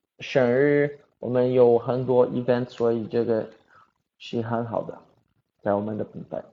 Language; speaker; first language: Chinese; non-native, learner; Portuguese